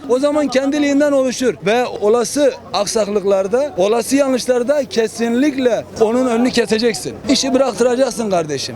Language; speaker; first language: Turkish; native; Turkish